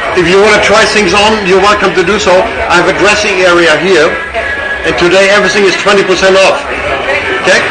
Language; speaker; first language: English; non-native, fluent; German